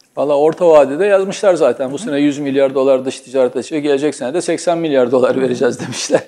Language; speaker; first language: Turkish; native; Turkish